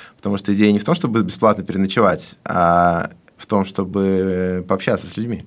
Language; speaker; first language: Russian; native; Russian